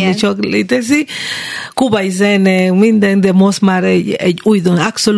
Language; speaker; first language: Hungarian; non-native, learner; Spanish